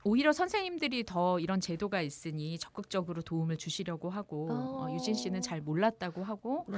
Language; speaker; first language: Korean; native; Korean